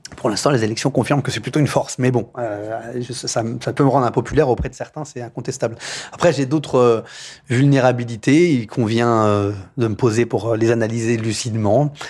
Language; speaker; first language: French; native; French